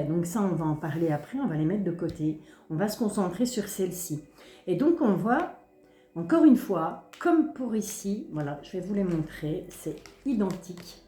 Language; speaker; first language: French; native; French